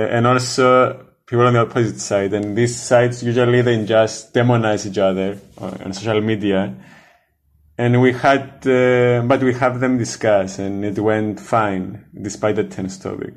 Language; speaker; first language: English; non-native, fluent; Greek